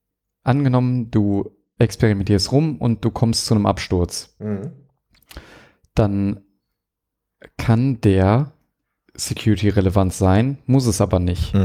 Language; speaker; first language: German; native; German